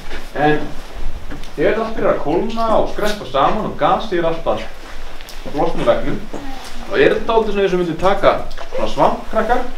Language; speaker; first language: Icelandic; native; Icelandic